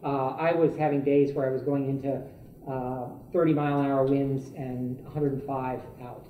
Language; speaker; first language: English; native; English